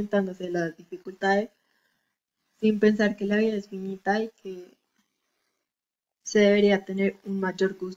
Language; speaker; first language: Spanish; native; Spanish